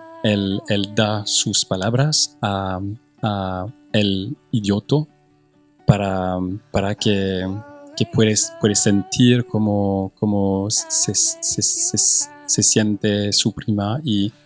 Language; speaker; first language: Spanish; non-native, learner; French